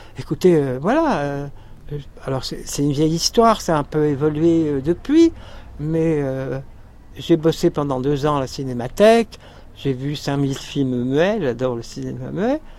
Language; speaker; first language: French; native; French